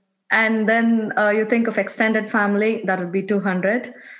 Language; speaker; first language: English; non-native, local second language; Kannada